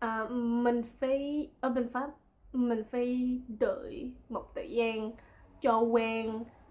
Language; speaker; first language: Vietnamese; non-native, learner; French